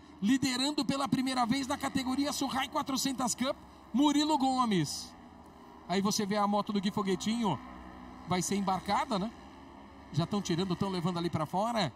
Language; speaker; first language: Portuguese; native; Portuguese